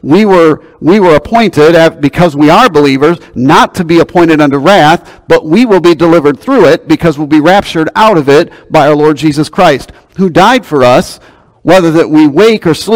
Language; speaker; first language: English; native; English